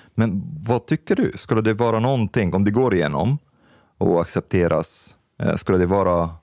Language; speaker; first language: Swedish; non-native, fluent; Arabic